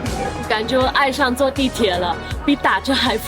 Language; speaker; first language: Chinese; non-native, fluent; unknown